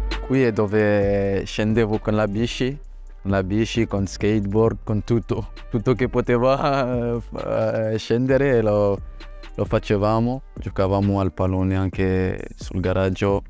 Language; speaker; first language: Italian; non-native, fluent; French